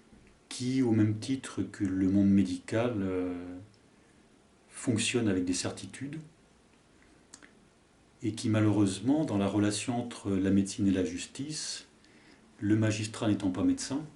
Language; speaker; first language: French; native; French